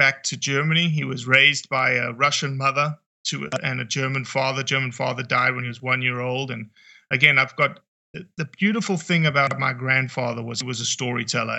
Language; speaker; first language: English; native; English